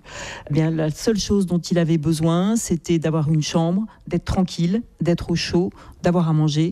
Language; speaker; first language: French; native; French